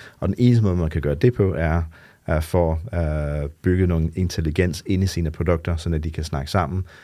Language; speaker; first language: Danish; non-native, fluent; English